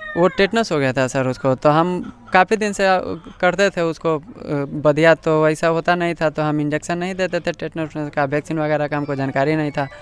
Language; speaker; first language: Hindi; native; Hindi